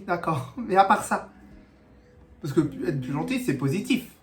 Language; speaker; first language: French; native; French